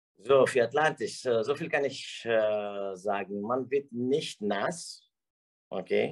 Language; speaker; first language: German; non-native, fluent; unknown